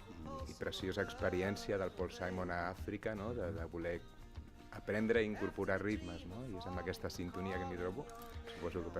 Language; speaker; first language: Catalan; native; Catalan